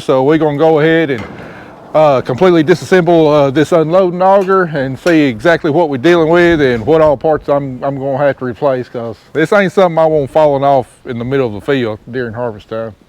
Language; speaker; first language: English; native; English